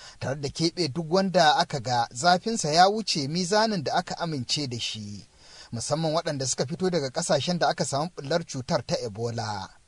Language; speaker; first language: Hausa; native; Hausa